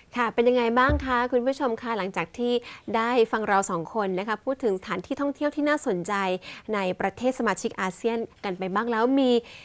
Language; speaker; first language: Thai; native; Thai